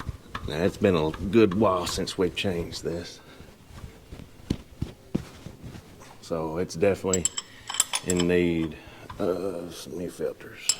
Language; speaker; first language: English; native; English